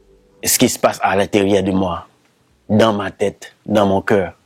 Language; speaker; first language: French; non-native, local second language; Haitian Creole